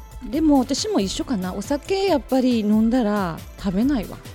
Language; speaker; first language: Japanese; native; Japanese